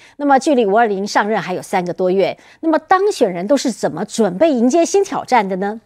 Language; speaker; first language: Chinese; native; Chinese